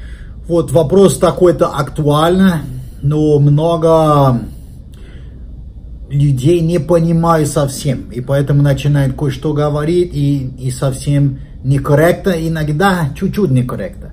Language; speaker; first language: Russian; non-native, learner; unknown